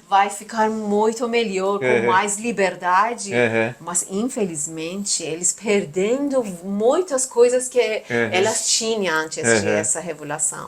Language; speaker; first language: Portuguese; non-native, learner; Persian